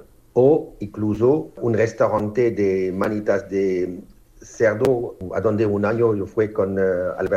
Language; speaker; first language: Spanish; non-native, fluent; French